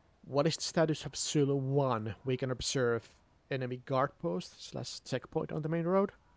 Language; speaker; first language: English; non-native, fluent; Finnish